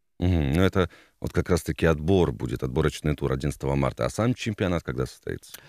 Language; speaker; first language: Russian; native; Russian